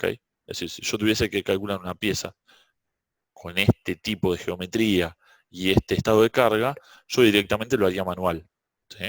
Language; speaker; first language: Spanish; native; Spanish